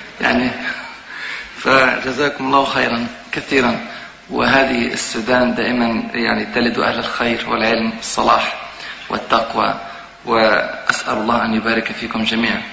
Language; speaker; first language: Arabic; native; Arabic